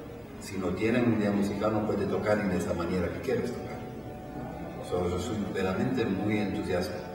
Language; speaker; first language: Spanish; non-native, fluent; Italian